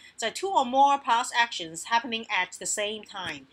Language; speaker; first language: English; non-native, local second language; Cantonese